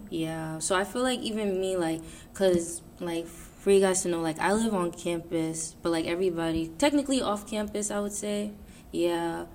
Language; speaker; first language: English; native; English